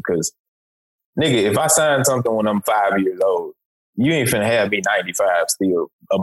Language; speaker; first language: English; native; English